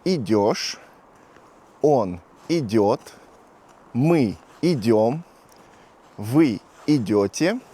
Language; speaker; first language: Russian; non-native, fluent; Portuguese